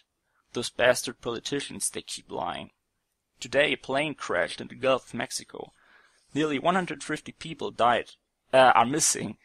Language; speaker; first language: English; non-native, fluent; German